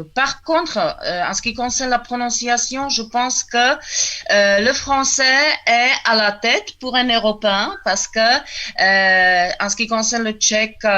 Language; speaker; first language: French; non-native, fluent; Czech